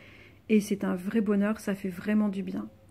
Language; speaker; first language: French; native; French